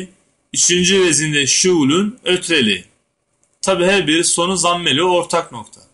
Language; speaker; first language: Turkish; native; Turkish